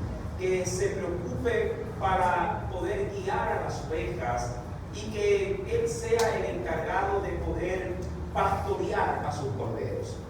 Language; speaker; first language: Spanish; native; Spanish